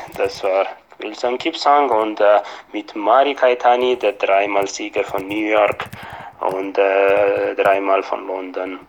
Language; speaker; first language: German; non-native, fluent; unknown